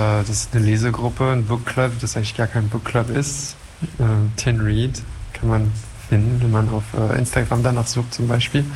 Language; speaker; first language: German; non-native, fluent; French